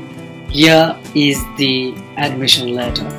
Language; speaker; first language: English; non-native, fluent; Bangla